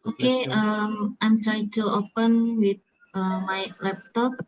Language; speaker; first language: English; non-native, learner; Indonesian